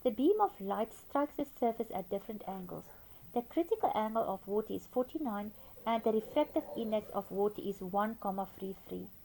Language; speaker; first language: English; non-native, local second language; Afrikaans